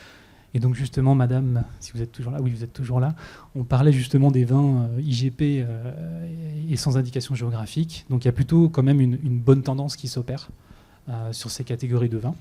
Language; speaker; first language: French; native; French